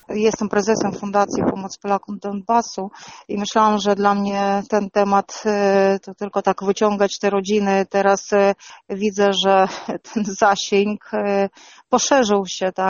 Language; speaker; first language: Polish; non-native, fluent; Russian